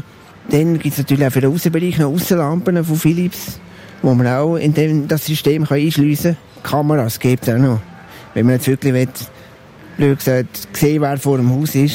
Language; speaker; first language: German; native; German